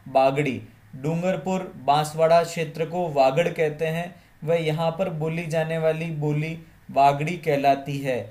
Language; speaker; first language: Hindi; native; Hindi